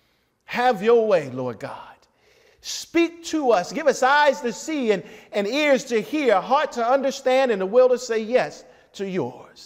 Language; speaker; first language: English; native; English